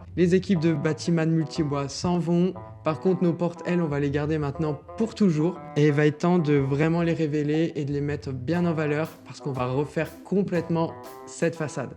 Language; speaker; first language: French; native; French